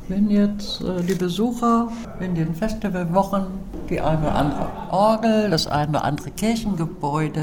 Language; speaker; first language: German; native; German